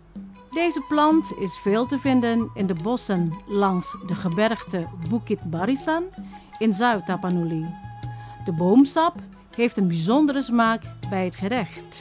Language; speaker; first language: Dutch; non-native, fluent; Indonesian